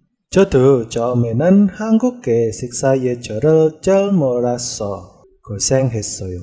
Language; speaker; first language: Korean; non-native, fluent; Indonesian